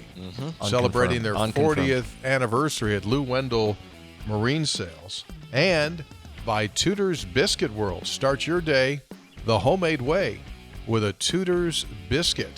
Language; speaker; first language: English; native; English